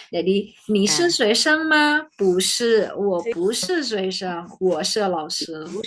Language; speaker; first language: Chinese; non-native, fluent; Indonesian